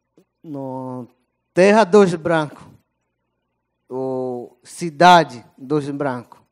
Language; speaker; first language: Portuguese; non-native, local second language; Yanomámi